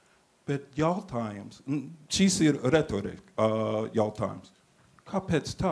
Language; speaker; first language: Latvian; non-native, fluent; English